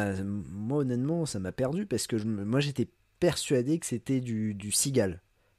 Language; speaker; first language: French; native; French